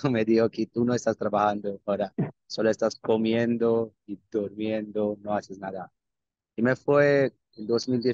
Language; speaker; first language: Spanish; non-native, learner; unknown